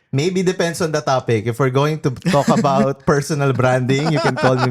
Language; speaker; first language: English; non-native, local second language; Filipino